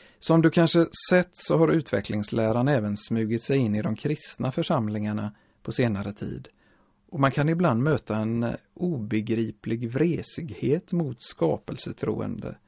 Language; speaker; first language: Swedish; native; Swedish